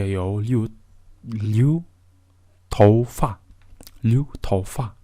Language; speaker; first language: Chinese; non-native, fluent; Mongolian